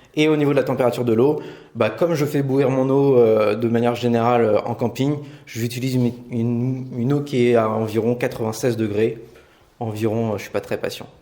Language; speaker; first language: French; native; French